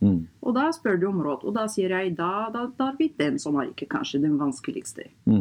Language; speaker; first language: Norwegian; non-native, fluent; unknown